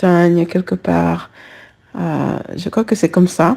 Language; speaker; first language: French; non-native, fluent; English